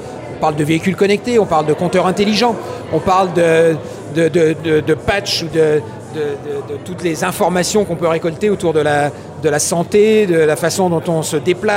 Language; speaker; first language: French; native; French